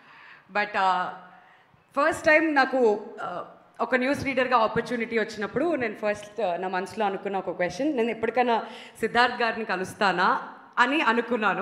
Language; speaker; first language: Telugu; native; Telugu